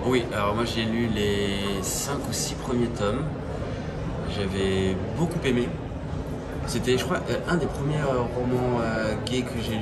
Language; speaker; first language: French; native; French